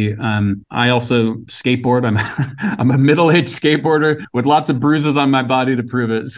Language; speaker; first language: English; native; English